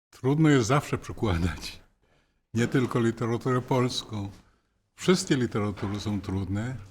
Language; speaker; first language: Polish; non-native, fluent; Hebrew